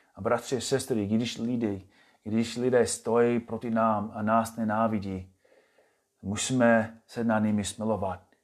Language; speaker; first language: Czech; non-native, fluent; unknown